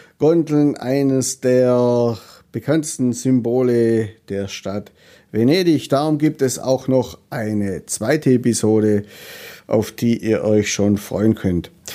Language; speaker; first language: German; native; German